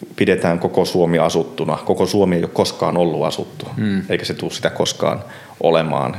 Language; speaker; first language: Finnish; native; Finnish